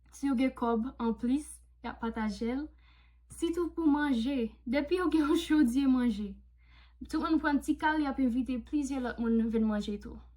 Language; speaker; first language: Haitian Creole; non-native, fluent; English